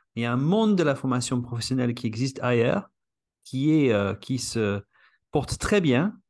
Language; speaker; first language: French; non-native, fluent; English